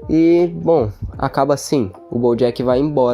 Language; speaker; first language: Portuguese; native; Portuguese